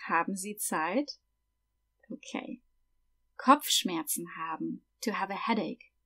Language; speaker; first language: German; non-native, fluent; English